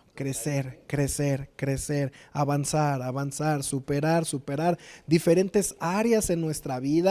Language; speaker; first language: Spanish; native; Spanish